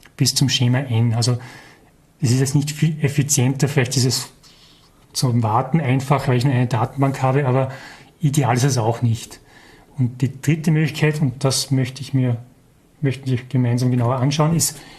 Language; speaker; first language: German; native; German